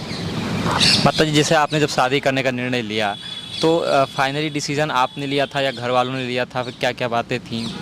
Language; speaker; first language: Hindi; native; Hindi